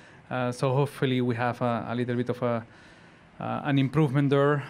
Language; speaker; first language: English; non-native, fluent; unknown